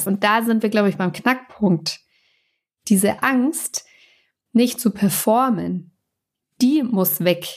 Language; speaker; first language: German; native; German